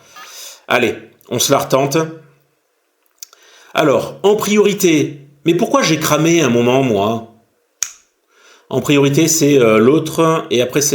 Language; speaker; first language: French; native; French